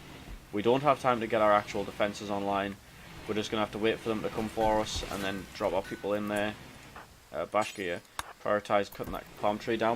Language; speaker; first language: English; native; English